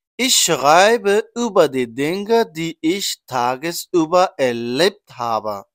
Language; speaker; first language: German; non-native, learner; Persian